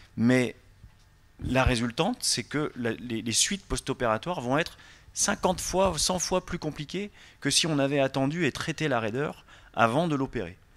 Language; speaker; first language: French; native; French